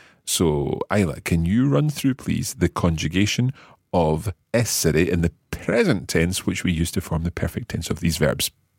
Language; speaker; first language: English; native; English